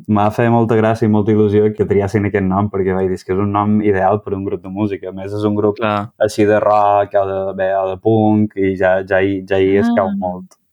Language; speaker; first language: Catalan; native; Catalan